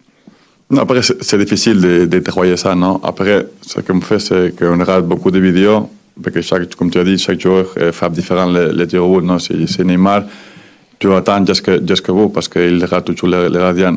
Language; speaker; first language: French; non-native, fluent; Spanish